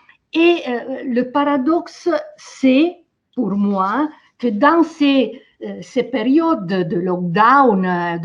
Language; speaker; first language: French; non-native, fluent; Italian